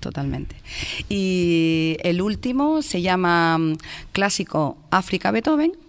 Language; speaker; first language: Spanish; native; Spanish